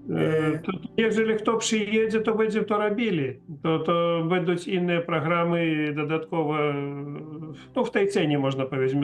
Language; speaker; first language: Polish; non-native, learner; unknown